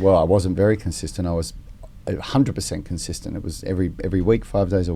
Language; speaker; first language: English; native; English